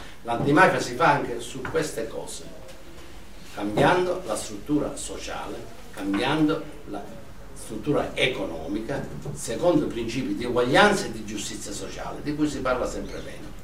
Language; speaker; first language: Italian; native; Italian